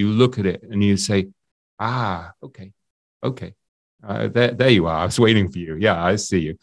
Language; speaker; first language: English; native; English